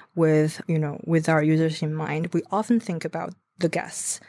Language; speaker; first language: English; non-native, fluent; Chinese